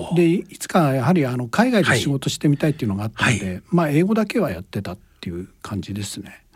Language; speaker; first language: Japanese; native; Japanese